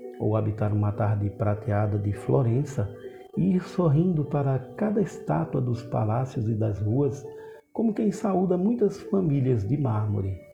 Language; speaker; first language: Portuguese; native; Portuguese